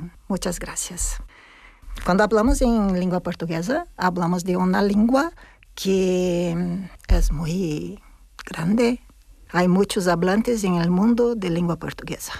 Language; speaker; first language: Spanish; non-native, fluent; Portuguese